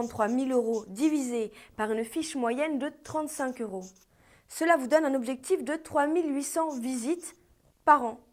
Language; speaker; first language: French; native; French